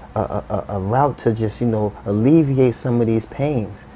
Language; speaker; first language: English; native; English